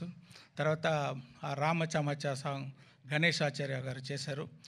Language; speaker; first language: Telugu; non-native, learner; Tamil